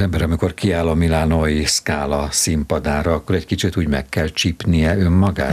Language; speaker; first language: Hungarian; native; Hungarian